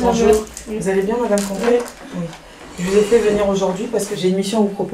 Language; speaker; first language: French; native; French